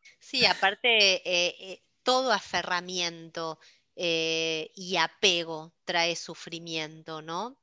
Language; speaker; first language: Spanish; native; Spanish